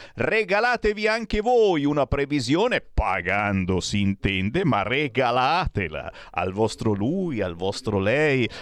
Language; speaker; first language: Italian; native; Italian